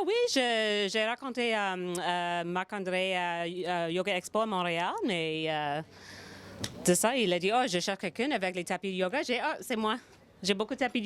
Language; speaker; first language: French; non-native, fluent; English